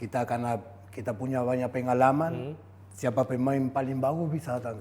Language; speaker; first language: Indonesian; non-native, fluent; Spanish